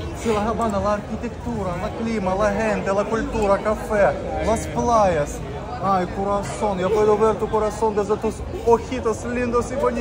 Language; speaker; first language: Spanish; non-native, learner; Russian